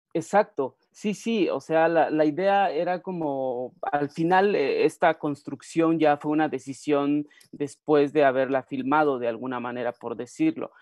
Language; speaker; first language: Spanish; non-native, local second language; Mixtepec Mixtec